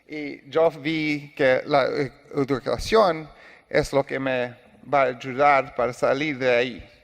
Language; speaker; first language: Spanish; non-native, learner; English